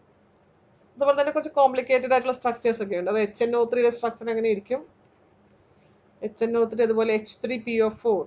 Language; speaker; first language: Malayalam; native; Malayalam